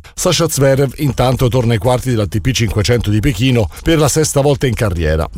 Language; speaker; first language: Italian; native; Italian